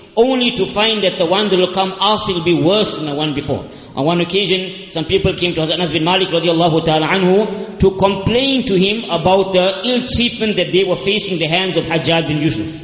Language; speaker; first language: English; native; English